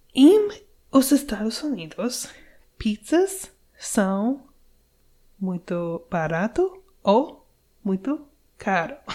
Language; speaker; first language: Portuguese; non-native, learner; English